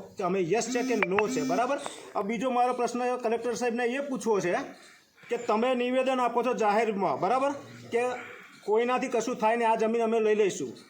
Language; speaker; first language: Gujarati; native; Gujarati